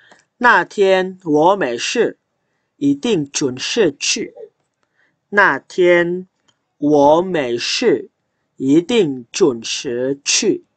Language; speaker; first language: Chinese; non-native, fluent; Indonesian